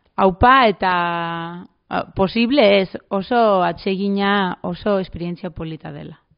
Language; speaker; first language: Basque; non-native, fluent; Greek